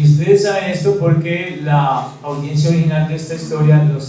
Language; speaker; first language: Spanish; native; Spanish